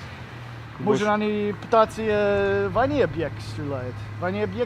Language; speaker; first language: Russian; non-native, learner; English